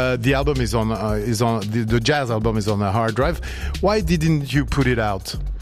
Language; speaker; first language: English; non-native, fluent; French